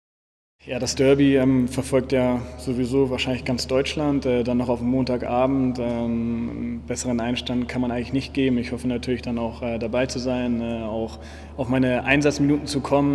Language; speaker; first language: German; native; German